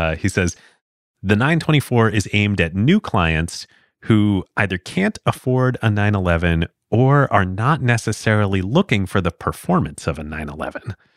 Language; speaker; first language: English; native; English